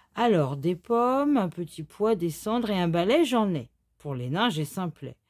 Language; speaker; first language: French; native; French